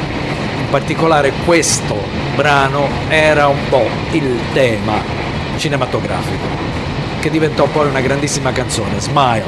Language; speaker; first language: Italian; native; Italian